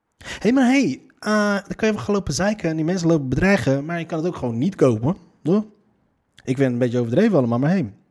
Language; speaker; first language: Dutch; native; Dutch